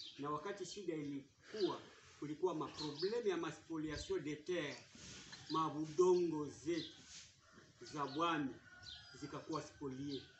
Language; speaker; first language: Swahili; non-native, local second language; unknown